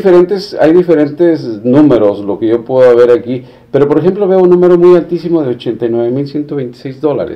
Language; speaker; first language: Spanish; native; Spanish